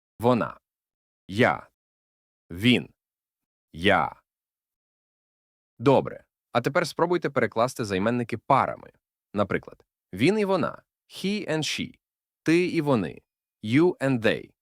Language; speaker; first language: Ukrainian; native; Ukrainian